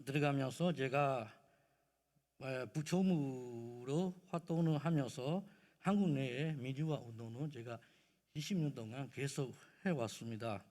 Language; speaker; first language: Korean; non-native, learner; Burmese